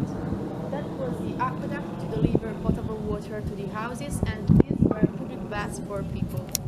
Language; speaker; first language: English; non-native, learner; Italian